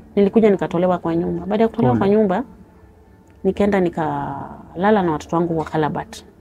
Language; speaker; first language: Swahili; non-native, local second language; Luo (Kenya and Tanzania)